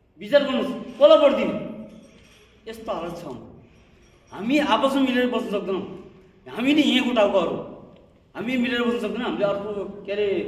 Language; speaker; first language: Nepali; native; Nepali